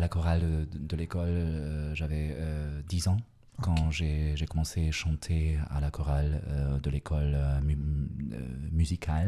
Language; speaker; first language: French; non-native, learner; Russian